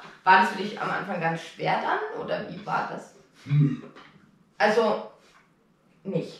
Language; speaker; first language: German; native; German